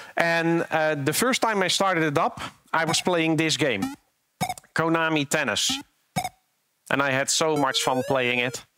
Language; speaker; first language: English; non-native, fluent; Dutch